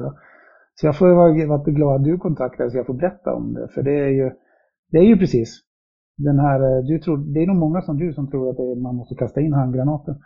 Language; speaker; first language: Swedish; native; Swedish